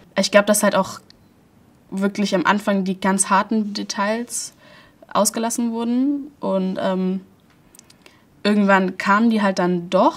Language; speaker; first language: German; native; German